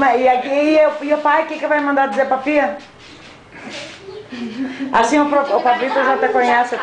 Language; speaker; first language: Portuguese; native; Portuguese